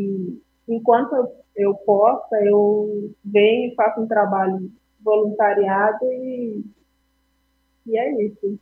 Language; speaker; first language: Portuguese; non-native, fluent; Spanish